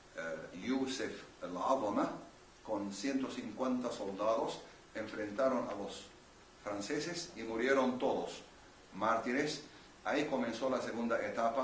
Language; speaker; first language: Spanish; non-native, fluent; Arabic